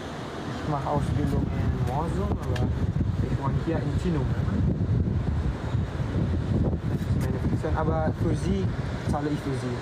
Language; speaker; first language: German; non-native, learner; Indonesian